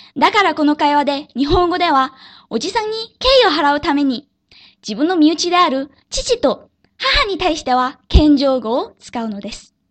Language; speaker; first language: Japanese; non-native, fluent; Korean